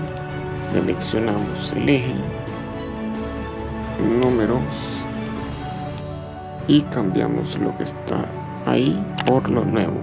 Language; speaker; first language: Spanish; native; Spanish